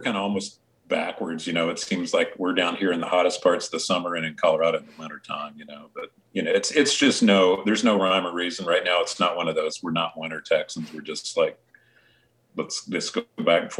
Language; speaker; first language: English; native; English